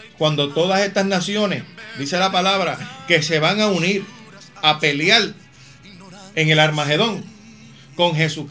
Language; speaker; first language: Spanish; native; Spanish